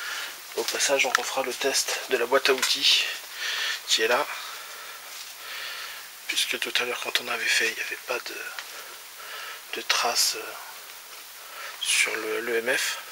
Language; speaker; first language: French; native; French